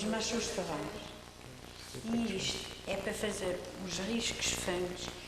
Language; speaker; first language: Portuguese; native; Portuguese